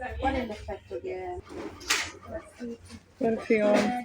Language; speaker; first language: Italian; non-native, learner; Punjabi